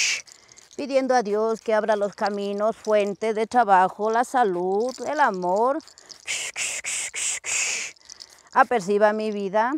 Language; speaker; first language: Spanish; native; Spanish